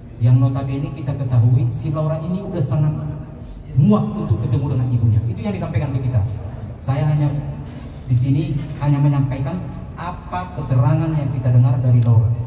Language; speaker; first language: Indonesian; non-native, local second language; Batak Toba